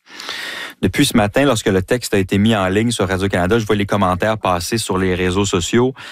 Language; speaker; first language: French; native; French